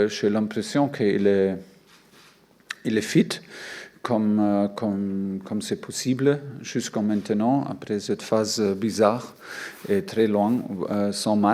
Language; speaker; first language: French; non-native, fluent; German